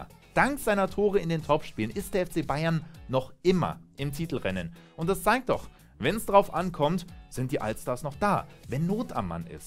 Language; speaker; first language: German; native; German